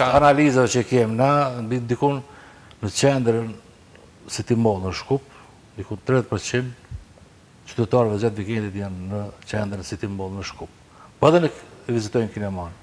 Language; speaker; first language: Albanian; native; Albanian